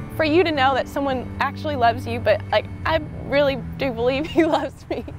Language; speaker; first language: English; native; English